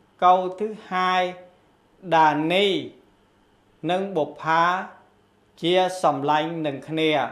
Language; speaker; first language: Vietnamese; non-native, local second language; Khmer